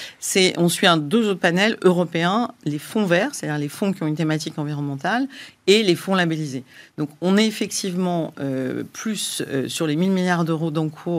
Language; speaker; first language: French; native; French